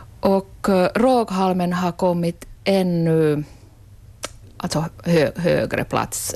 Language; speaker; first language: Swedish; non-native, local second language; Finnish